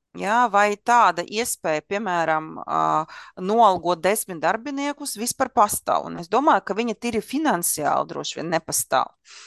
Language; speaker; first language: Latvian; non-native, local second language; Russian